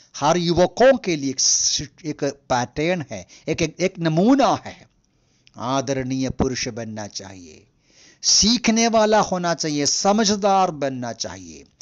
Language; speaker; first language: Hindi; non-native, local second language; Malayalam